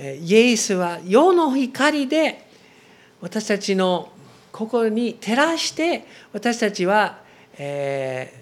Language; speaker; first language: Japanese; non-native, learner; English